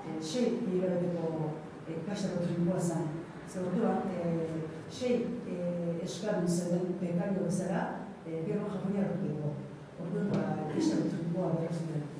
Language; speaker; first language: Basque; non-native, fluent; Japanese